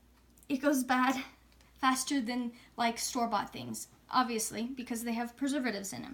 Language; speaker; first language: English; native; English